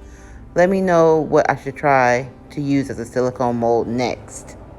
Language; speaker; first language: English; native; English